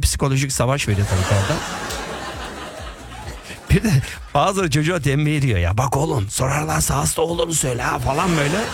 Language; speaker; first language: Turkish; early bilingual, heritage; Turkish